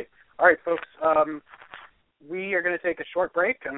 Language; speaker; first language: English; native; English